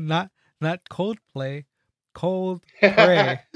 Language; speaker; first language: English; native; English